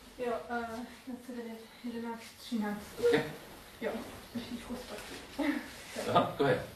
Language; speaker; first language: Czech; native; Czech